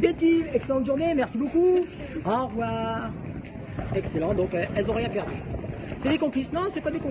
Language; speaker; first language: French; native; French